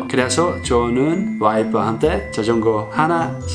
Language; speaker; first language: Korean; non-native, learner; Dutch